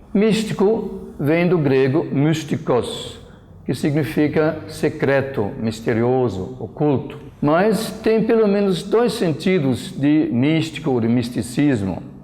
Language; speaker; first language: Portuguese; non-native, fluent; German